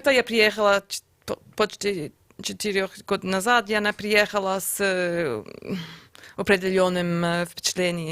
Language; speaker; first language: Russian; non-native, learner; English